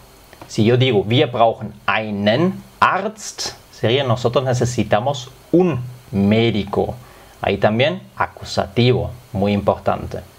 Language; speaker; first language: Spanish; non-native, fluent; German